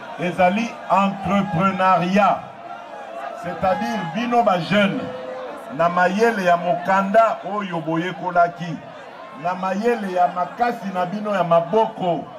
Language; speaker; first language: Lingala; non-native, local second language; Luba-Lulua